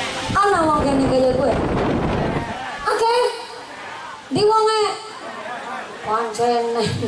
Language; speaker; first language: English; non-native, learner; Javanese